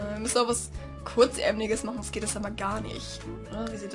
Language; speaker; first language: German; native; German